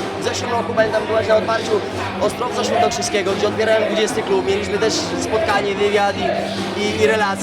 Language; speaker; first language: Polish; native; Polish